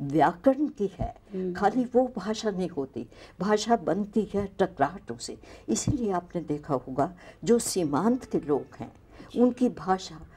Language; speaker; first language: Urdu; non-native, local second language; Punjabi